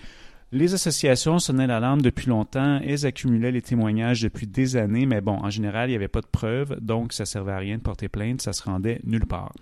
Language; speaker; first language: French; native; French